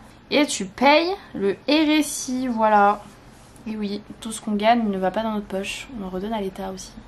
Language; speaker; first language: French; native; French